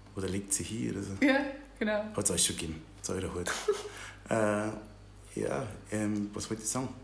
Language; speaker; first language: German; native; German